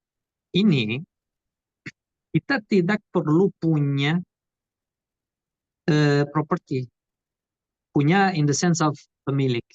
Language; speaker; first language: Indonesian; non-native, learner; Portuguese